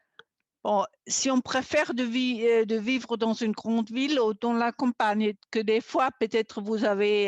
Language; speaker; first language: French; non-native, fluent; German